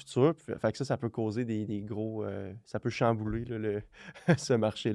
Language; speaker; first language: French; native; French